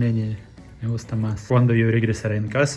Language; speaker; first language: Spanish; non-native, learner; Russian